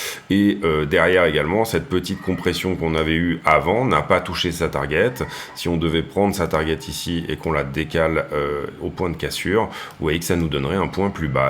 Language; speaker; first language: French; native; French